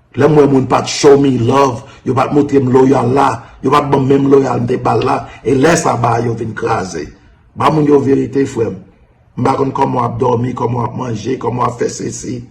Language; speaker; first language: Haitian Creole; early bilingual, heritage; Haitian Creole